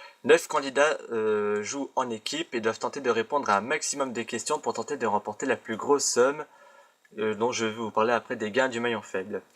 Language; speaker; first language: French; native; French